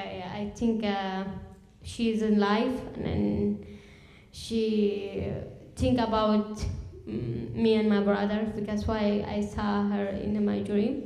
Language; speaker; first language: English; non-native, learner; Kurdish